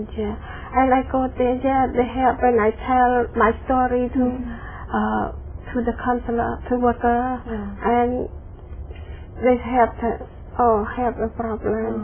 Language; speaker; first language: English; non-native, learner; Khmer